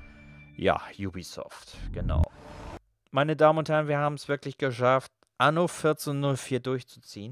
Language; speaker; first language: German; native; German